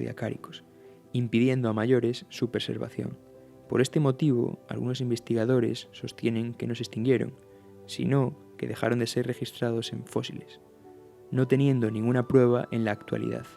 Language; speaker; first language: Spanish; native; Spanish